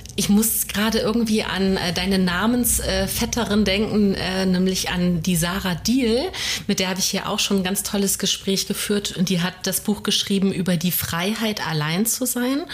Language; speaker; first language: German; native; German